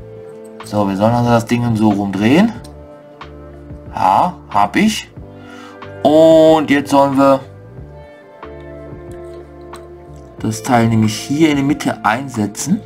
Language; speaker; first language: German; native; German